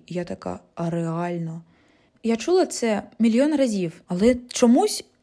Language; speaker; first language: Ukrainian; non-native, local second language; Russian